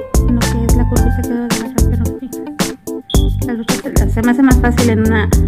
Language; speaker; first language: Spanish; early bilingual, heritage; Spanish